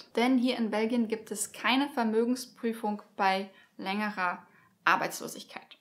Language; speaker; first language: German; native; German